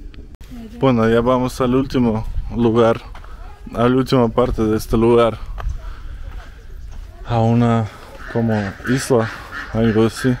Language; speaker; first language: Spanish; non-native, fluent; Russian